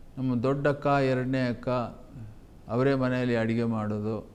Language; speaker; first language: Kannada; native; Kannada